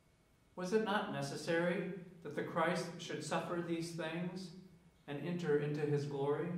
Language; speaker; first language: English; native; English